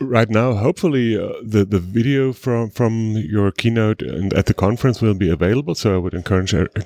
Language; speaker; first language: English; non-native, fluent; German